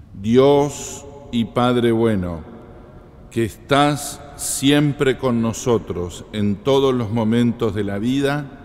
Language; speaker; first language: Spanish; native; Spanish